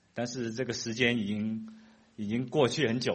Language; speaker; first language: Chinese; non-native, fluent; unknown